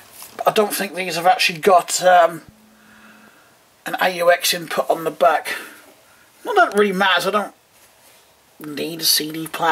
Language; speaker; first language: English; native; English